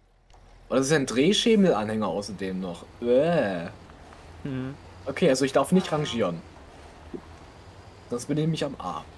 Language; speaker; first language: German; native; German